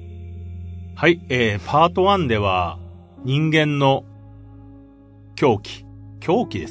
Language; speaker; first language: Japanese; native; Japanese